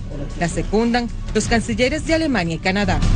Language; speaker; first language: Spanish; native; Spanish